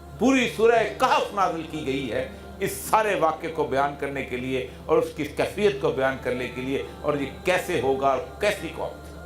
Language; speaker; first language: Urdu; non-native, local second language; Punjabi